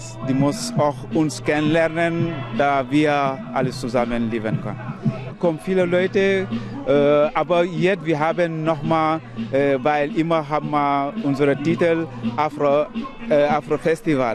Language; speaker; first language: German; non-native, learner; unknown